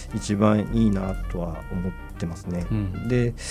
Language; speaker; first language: Japanese; native; Japanese